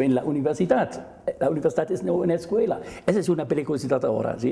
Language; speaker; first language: Spanish; non-native, fluent; German